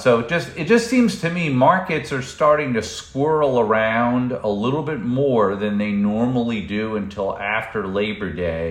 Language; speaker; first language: English; native; English